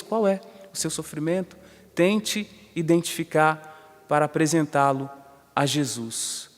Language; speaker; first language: Portuguese; native; Portuguese